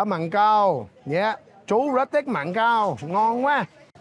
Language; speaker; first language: Vietnamese; non-native, fluent; English